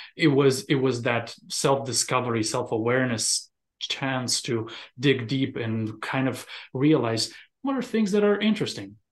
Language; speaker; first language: English; non-native, fluent; Romanian